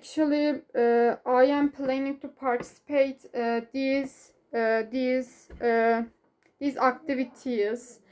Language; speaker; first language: English; non-native, learner; Turkish